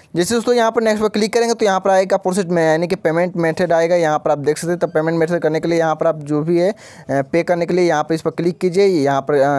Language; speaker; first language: Hindi; native; Hindi